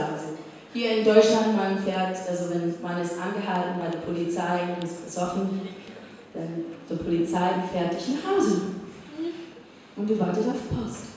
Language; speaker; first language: German; non-native, fluent; English